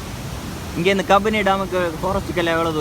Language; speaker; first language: Tamil; non-native, learner; Malayalam